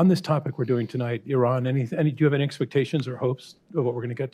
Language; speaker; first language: English; native; English